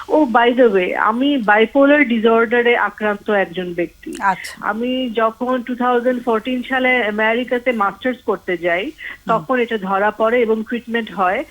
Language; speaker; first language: Bangla; native; Bangla